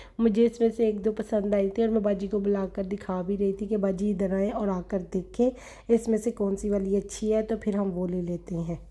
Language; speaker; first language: Urdu; native; Urdu